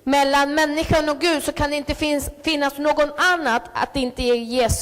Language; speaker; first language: Swedish; early bilingual, other home language; Spanish